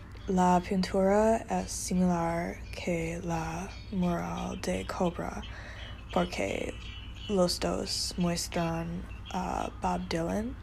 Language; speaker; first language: Spanish; non-native, learner; English